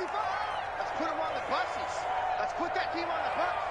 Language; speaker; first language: English; native; English